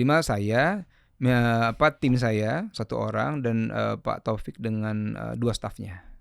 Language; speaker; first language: Indonesian; native; Indonesian